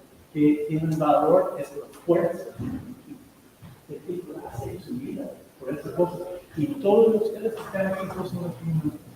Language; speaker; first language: Spanish; non-native, fluent; English